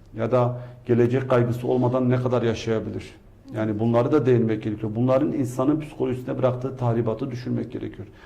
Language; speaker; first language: Turkish; non-native, local second language; Kurdish